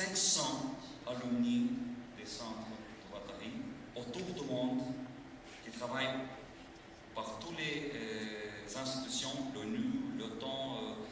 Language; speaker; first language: French; non-native, fluent; Lithuanian